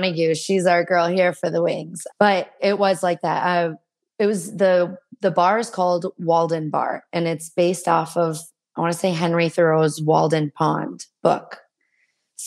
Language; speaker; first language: English; native; English